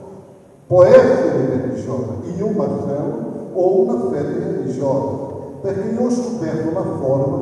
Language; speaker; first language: Italian; non-native, fluent; Portuguese